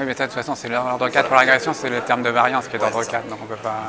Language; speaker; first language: French; native; French